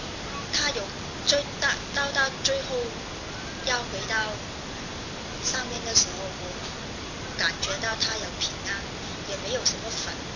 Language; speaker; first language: Chinese; non-native, fluent; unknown